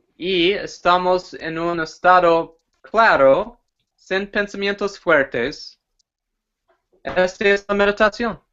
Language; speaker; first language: Spanish; non-native, fluent; English